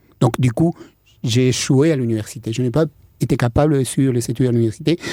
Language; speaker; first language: French; non-native, fluent; Spanish